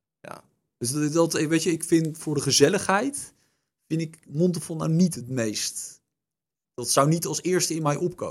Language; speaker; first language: Dutch; native; Dutch